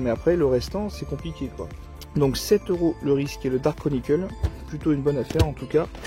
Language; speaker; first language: French; native; French